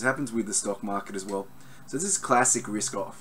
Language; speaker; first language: English; native; English